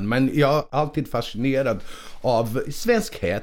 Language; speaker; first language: Swedish; non-native, fluent; Portuguese